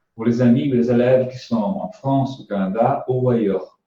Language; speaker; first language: French; non-native, fluent; Portuguese